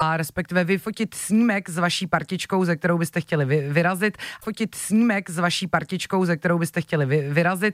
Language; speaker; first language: Czech; native; Czech